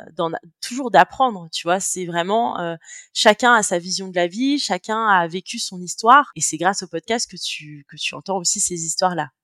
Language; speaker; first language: French; native; French